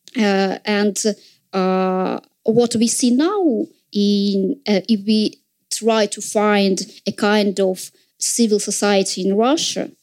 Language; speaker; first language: English; non-native, fluent; Russian